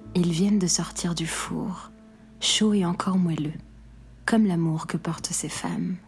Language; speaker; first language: French; non-native, local second language; Arabic